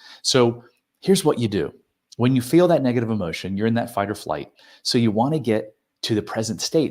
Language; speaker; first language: English; native; English